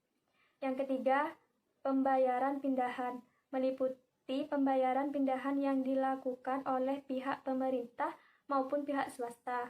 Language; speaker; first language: Indonesian; native; Indonesian